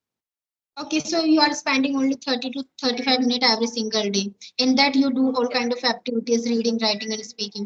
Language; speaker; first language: English; non-native, learner; Hindi